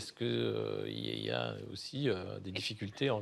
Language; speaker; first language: French; native; French